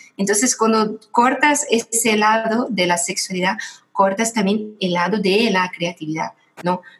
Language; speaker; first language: Spanish; non-native, fluent; Portuguese